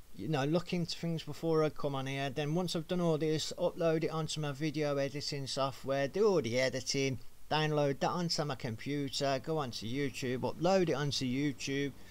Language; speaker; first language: English; native; English